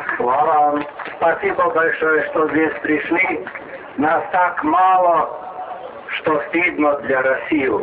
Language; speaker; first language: Russian; non-native, fluent; Serbian